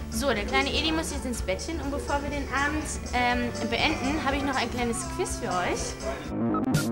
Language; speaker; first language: German; native; German